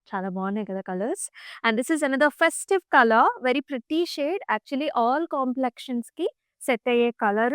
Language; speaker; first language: Telugu; native; Telugu